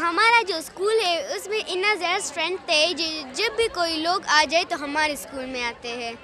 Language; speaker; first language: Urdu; non-native, local second language; Pashto